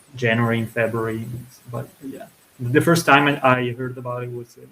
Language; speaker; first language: English; non-native, fluent; Italian